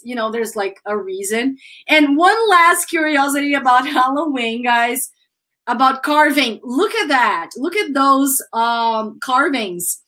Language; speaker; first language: English; non-native, fluent; Portuguese